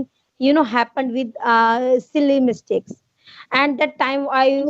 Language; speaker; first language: English; non-native, learner; Hindi